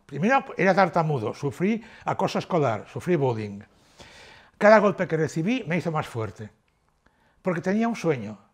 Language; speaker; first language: Spanish; native; Spanish